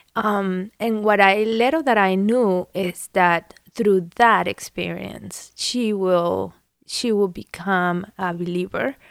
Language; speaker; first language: English; non-native, fluent; Spanish